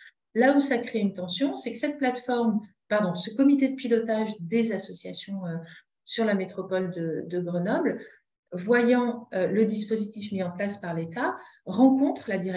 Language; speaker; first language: French; native; French